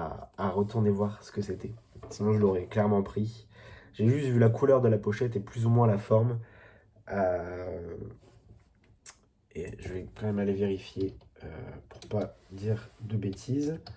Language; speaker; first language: French; native; French